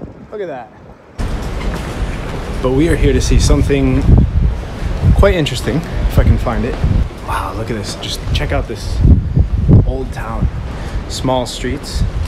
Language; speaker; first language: English; native; English